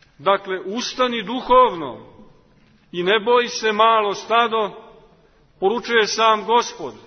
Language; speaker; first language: Serbian; native; Serbian